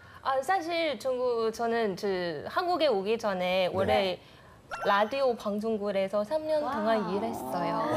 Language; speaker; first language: Korean; non-native, fluent; Chinese